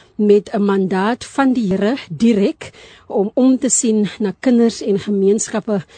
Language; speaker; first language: Afrikaans; early bilingual, heritage; Afrikaans